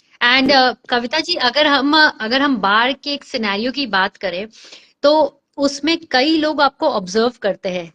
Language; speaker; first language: Hindi; native; Hindi